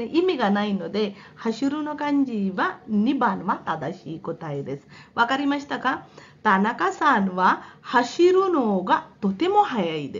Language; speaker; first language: Japanese; non-native, fluent; Hindi